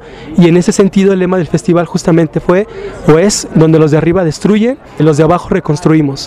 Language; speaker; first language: Spanish; native; Spanish